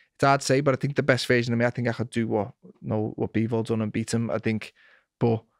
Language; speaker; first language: English; native; English